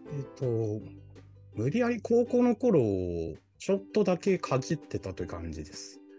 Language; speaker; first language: Japanese; non-native, fluent; Chinese